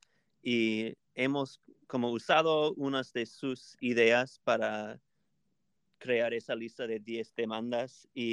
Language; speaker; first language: Spanish; non-native, fluent; English